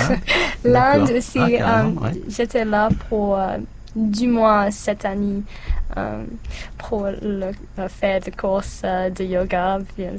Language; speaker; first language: French; non-native, learner; English